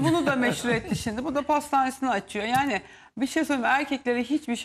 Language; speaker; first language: Turkish; native; Turkish